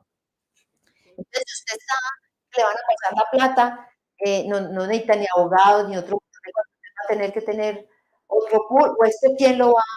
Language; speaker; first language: Spanish; native; Spanish